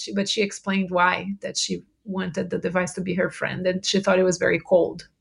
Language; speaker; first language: English; non-native, fluent; Portuguese